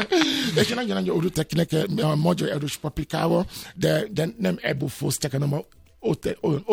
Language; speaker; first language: Hungarian; non-native, learner; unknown